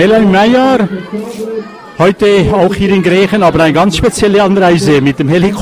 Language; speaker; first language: German; native; German